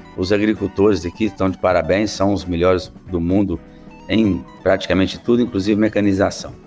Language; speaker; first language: Portuguese; native; Portuguese